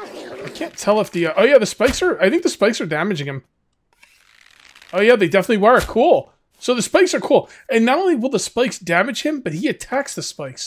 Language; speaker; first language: English; native; English